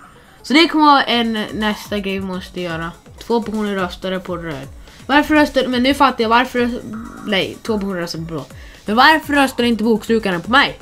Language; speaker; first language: Swedish; non-native, fluent; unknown